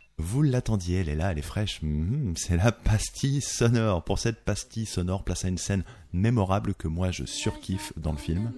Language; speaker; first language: French; native; French